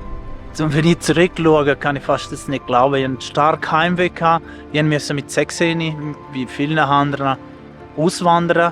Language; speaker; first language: German; non-native, local second language; Italian